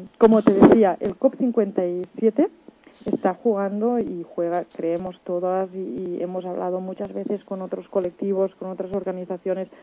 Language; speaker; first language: Spanish; non-native, local second language; Catalan